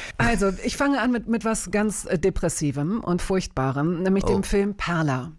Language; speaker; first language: German; native; German